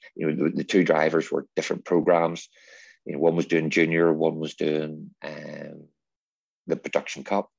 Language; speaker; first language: English; native; English